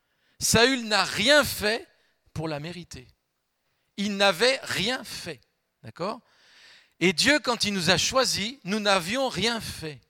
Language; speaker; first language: French; native; French